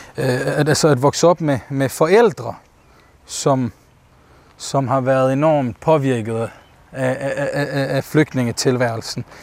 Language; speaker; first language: Danish; early bilingual, other home language; Bosnian